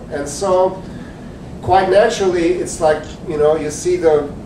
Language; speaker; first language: English; early bilingual, other home language; Czech